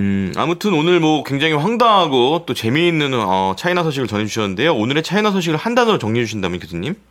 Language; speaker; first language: Korean; native; Korean